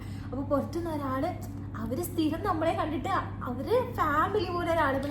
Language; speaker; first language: Malayalam; native; Malayalam